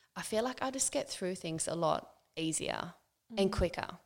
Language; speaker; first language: English; non-native, fluent; Swedish